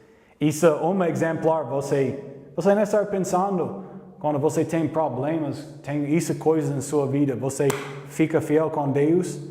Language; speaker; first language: Portuguese; non-native, learner; English